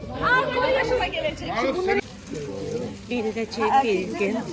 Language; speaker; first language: Turkish; non-native, fluent; Hindi